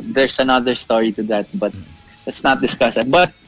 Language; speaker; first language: English; non-native, local second language; Filipino